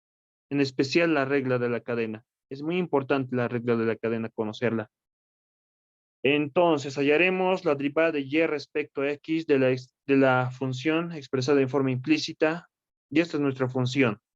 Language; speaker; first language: Spanish; native; Spanish